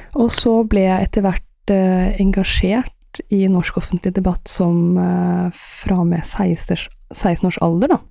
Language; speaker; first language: Norwegian; early bilingual, other home language; Persian